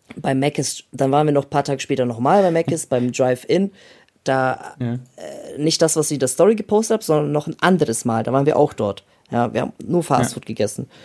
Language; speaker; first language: German; early bilingual, other home language; Russian